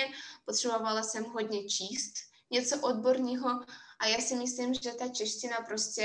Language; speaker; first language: Czech; non-native, fluent; Russian